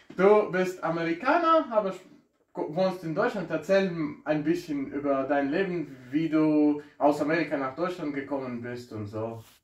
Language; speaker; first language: German; non-native, fluent; Ukrainian